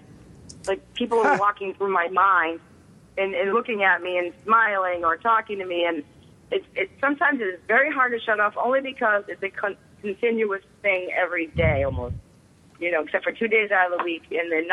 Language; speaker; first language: English; native; English